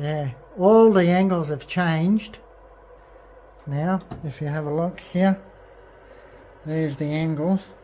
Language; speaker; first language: English; native; English